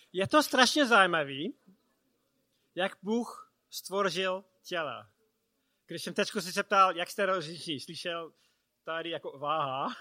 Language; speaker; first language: Czech; non-native, learner; English